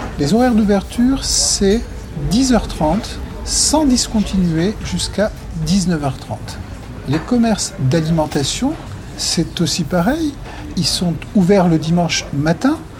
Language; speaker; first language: French; native; French